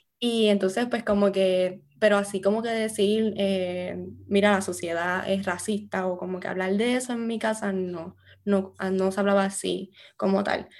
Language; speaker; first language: Spanish; native; Spanish